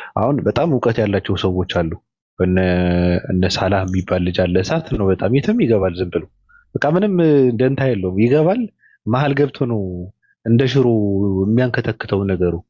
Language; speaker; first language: Amharic; native; Amharic